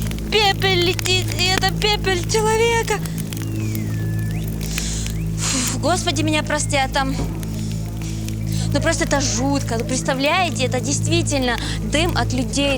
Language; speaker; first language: Russian; native; Russian